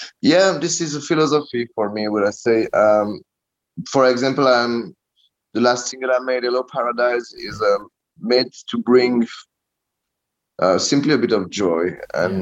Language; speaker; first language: English; non-native, learner; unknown